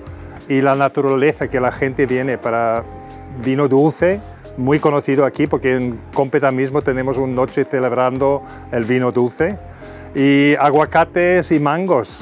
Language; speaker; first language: Spanish; non-native, fluent; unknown